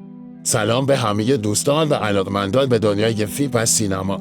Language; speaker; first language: Persian; native; Persian